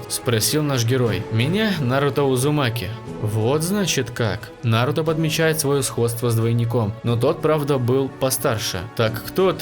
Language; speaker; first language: Russian; native; Russian